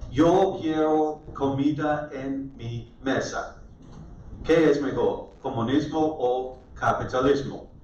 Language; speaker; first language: Spanish; non-native, learner; English